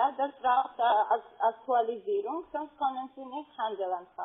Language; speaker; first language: German; non-native, fluent; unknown